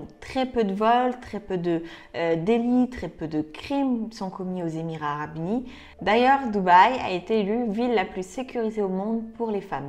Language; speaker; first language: French; native; French